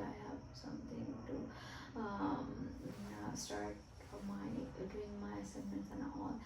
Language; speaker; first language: English; non-native, fluent; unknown